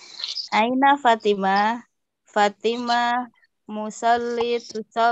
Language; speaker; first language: Arabic; non-native, learner; Indonesian